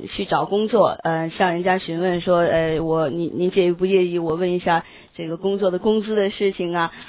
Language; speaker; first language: Chinese; native; Chinese